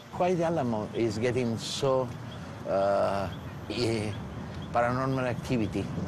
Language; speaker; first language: English; non-native, fluent; Spanish